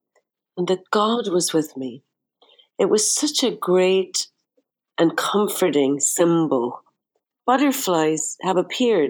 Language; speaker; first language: English; native; English